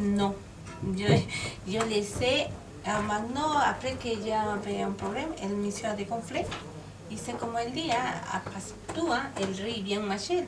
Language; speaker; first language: French; non-native, learner; Spanish